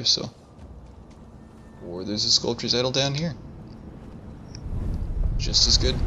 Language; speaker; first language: English; native; English